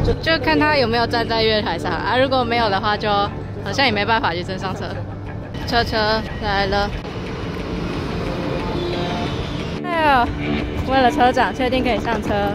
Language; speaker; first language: Chinese; native; Chinese